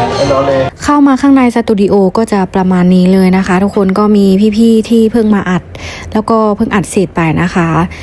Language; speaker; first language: Thai; non-native, fluent; Lao